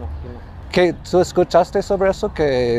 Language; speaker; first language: Spanish; non-native, learner; English